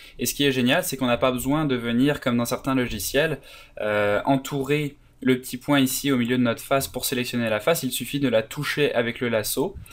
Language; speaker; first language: French; native; French